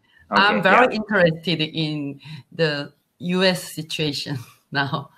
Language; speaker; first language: English; non-native, learner; Korean